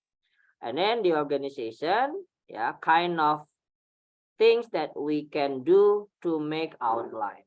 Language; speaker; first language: English; non-native, fluent; Indonesian